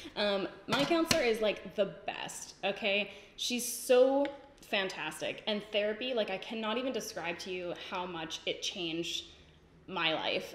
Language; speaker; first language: English; native; English